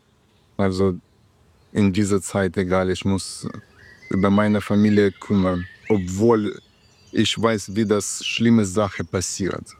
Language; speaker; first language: German; non-native, learner; Russian